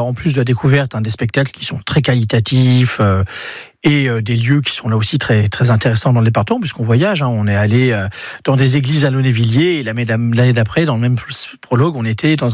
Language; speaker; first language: French; native; French